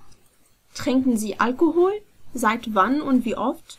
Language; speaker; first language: German; non-native, fluent; Arabic